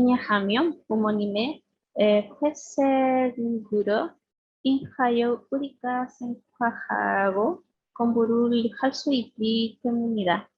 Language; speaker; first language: Korean; non-native, learner; Spanish